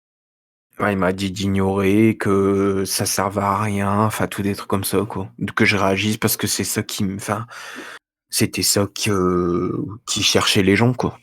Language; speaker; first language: French; native; French